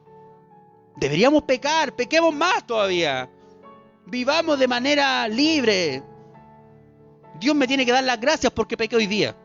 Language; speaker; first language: Spanish; native; Spanish